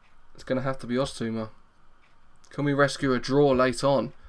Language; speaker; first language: English; native; English